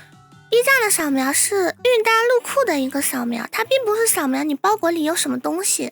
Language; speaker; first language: Chinese; native; Chinese